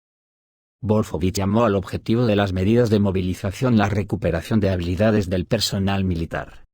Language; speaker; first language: Spanish; native; Spanish